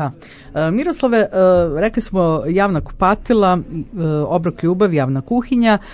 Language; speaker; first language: Croatian; native; Croatian